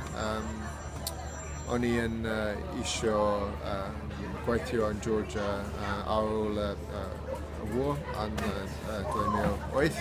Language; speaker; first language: Welsh; non-native, learner; English